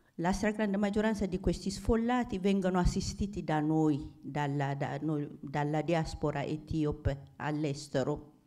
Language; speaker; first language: Italian; non-native, fluent; Amharic